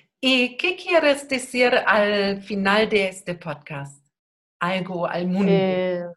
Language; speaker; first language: Spanish; non-native, learner; German